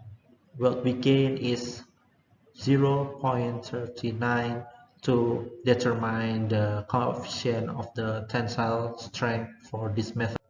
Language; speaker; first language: English; non-native, learner; Indonesian